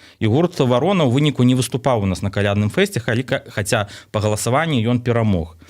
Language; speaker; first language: Belarusian; non-native, local second language; Russian